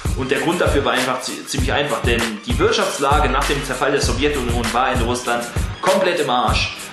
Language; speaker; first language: German; early bilingual, other home language; Russian